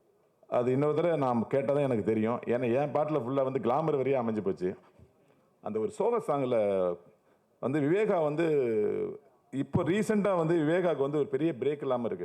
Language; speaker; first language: Tamil; native; Tamil